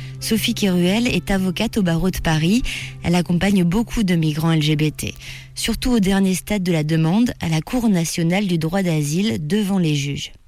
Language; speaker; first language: French; native; French